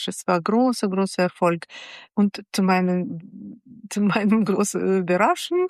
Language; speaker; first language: German; non-native, fluent; Russian